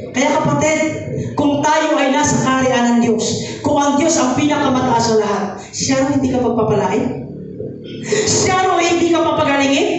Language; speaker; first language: Filipino; native; Filipino